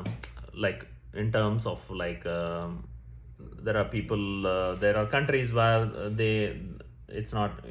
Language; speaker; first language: English; non-native, local second language; Tamil